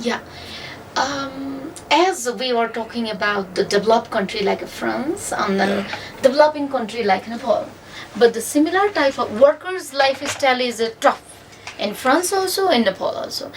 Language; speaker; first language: English; non-native, fluent; Nepali